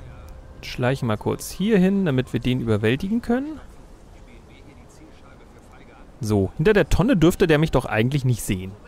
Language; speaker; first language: German; native; German